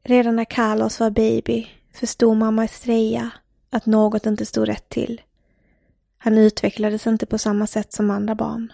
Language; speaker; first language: Swedish; native; Swedish